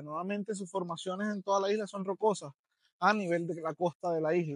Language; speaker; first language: Spanish; native; Spanish